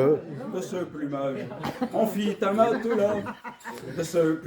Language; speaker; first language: French; native; French